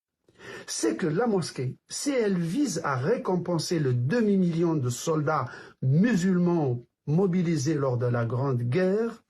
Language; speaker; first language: French; native; French